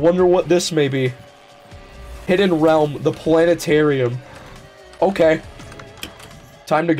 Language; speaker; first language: English; native; English